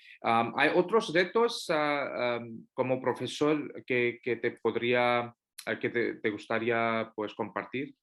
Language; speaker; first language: Spanish; non-native, fluent; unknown